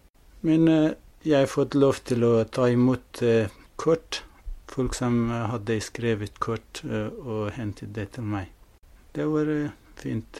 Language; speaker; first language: Norwegian; non-native, fluent; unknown